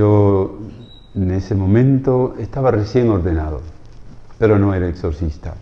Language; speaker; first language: Spanish; native; Spanish